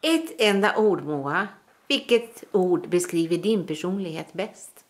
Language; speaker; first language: Swedish; native; Swedish